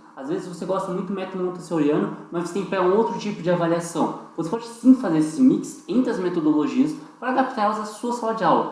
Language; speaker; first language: Portuguese; native; Portuguese